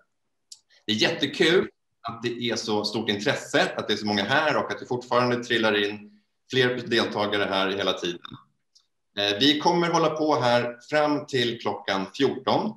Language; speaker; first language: Swedish; native; Swedish